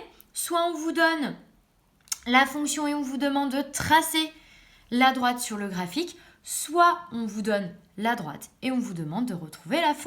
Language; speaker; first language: French; native; French